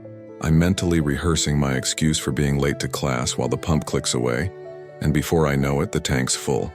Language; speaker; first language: English; native; English